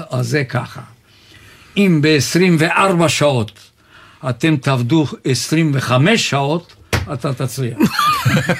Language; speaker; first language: Hebrew; non-native, fluent; Bulgarian